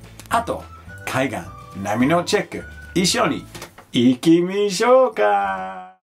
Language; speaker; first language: Japanese; non-native, learner; English